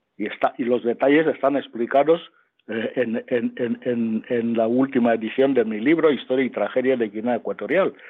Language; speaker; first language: Spanish; non-native, local second language; Fang